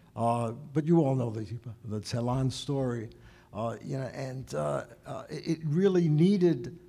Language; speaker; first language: English; native; English